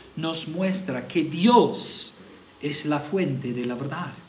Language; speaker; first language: Spanish; non-native, fluent; English